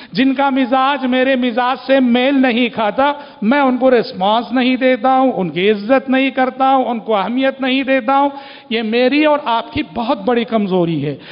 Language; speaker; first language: Urdu; native; Urdu